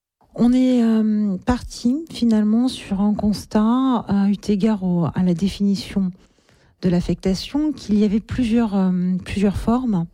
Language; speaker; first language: French; native; French